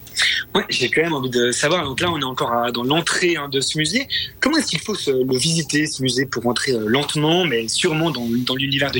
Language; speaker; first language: French; native; French